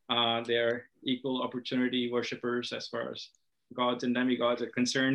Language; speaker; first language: English; non-native, local second language; Hindi